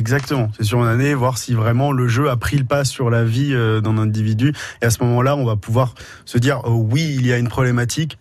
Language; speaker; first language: French; native; French